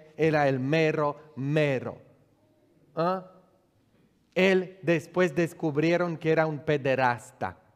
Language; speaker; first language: Spanish; non-native, fluent; Polish